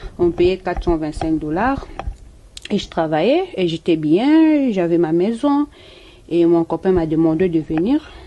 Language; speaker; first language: French; non-native, local second language; Lingala